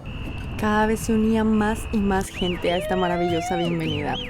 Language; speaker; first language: Spanish; native; Spanish